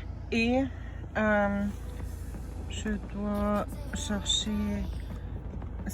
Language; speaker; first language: French; non-native, fluent; German